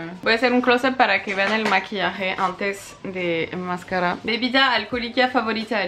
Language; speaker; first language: Spanish; non-native, fluent; French